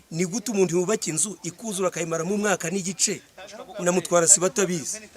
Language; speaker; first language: Kinyarwanda; native; Kinyarwanda